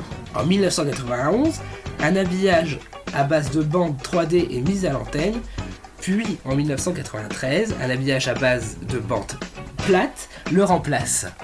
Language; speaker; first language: French; native; French